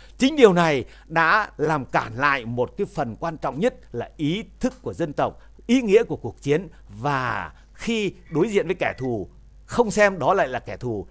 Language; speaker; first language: Vietnamese; native; Vietnamese